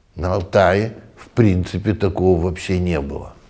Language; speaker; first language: Russian; native; Russian